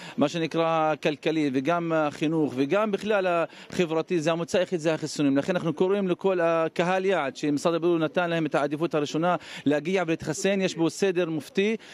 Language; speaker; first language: Hebrew; non-native, local second language; Arabic